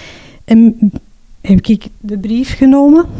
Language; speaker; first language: Dutch; non-native, local second language; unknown